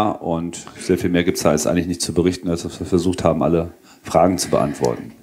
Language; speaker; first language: German; native; German